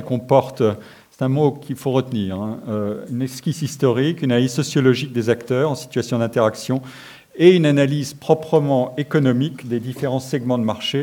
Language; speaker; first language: French; native; French